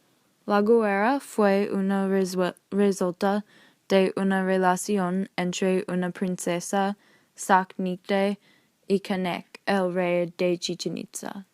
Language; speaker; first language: Spanish; non-native, learner; English